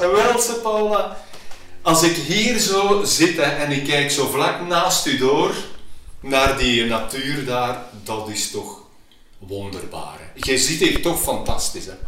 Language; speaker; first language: Dutch; native; Dutch